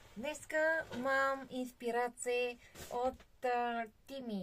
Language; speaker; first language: Czech; non-native, learner; Bulgarian